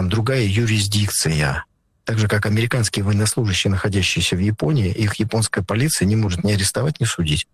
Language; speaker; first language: Russian; native; Russian